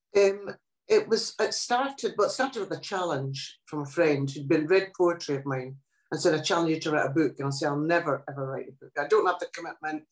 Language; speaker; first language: English; non-native, local second language; Italian